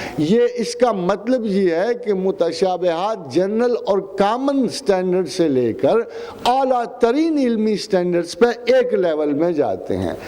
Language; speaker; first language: Urdu; non-native, local second language; Punjabi